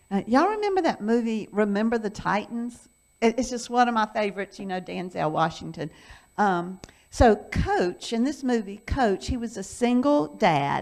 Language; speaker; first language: English; native; English